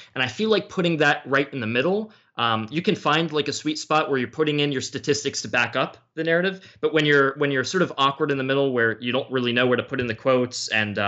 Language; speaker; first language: English; native; English